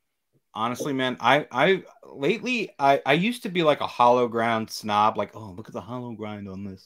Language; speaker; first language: English; native; English